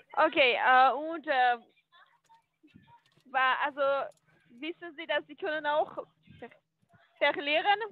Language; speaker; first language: German; non-native, learner; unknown